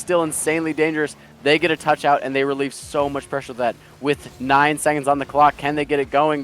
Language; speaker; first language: English; native; English